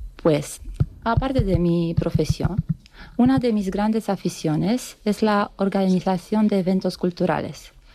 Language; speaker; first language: Spanish; non-native, fluent; Romanian